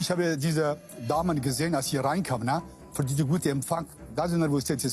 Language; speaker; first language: German; non-native, fluent; Kurdish